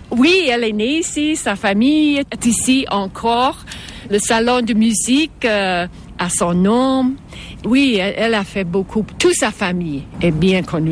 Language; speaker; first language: French; non-native, fluent; English